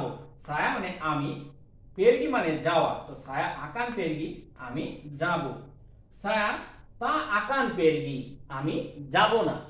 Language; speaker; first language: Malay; non-native, learner; Bangla